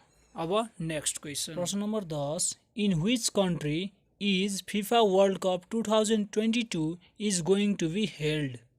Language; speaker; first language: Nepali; native; Nepali